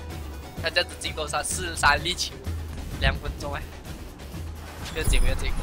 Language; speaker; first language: Chinese; native; Chinese